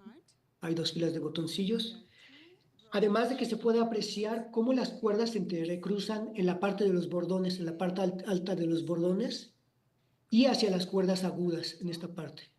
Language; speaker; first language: Spanish; native; Spanish